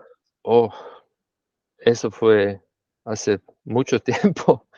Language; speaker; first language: Spanish; non-native, fluent; Slovenian